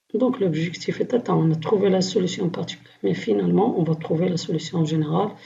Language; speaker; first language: French; non-native, local second language; Arabic